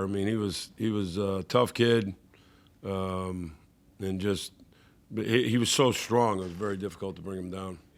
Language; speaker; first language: English; native; English